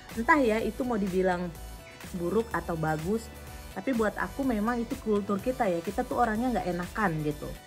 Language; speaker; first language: Indonesian; native; Indonesian